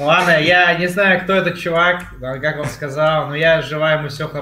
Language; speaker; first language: Russian; native; Russian